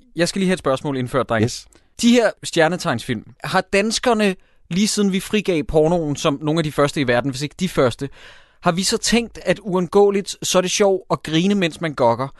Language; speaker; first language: Danish; native; Danish